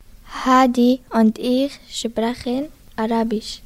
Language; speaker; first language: German; non-native, learner; Arabic